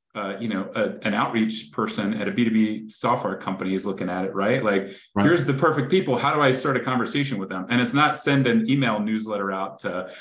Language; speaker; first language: English; native; English